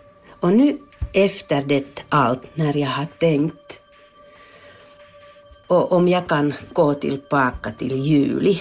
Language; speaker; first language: Swedish; non-native, learner; Finnish